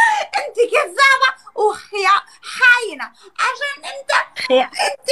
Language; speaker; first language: Arabic; non-native, learner; Turkish